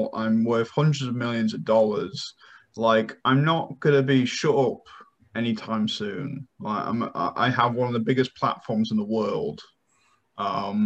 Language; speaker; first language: English; native; English